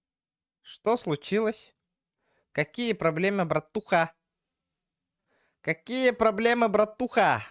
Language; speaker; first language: Russian; native; Russian